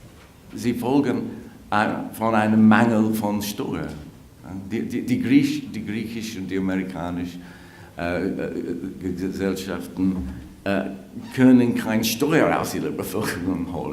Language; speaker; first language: German; non-native, fluent; English